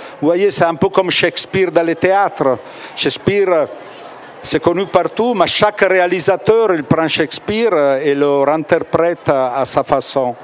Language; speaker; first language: French; non-native, fluent; Italian